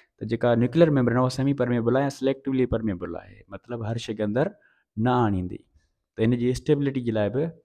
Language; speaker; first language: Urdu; non-native, local second language; Sindhi